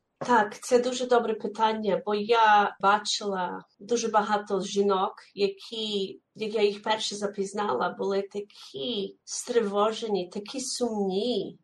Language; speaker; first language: Ukrainian; early bilingual, heritage; Ukrainian